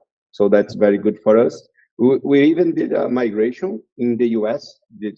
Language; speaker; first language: English; non-native, fluent; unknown